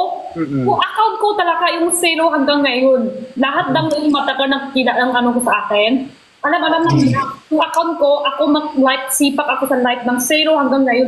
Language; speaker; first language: Filipino; non-native, learner; Korean